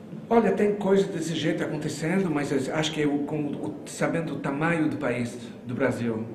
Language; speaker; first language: Portuguese; non-native, fluent; French